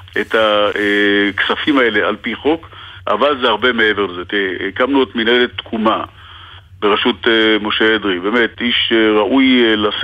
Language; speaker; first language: Hebrew; native; Hebrew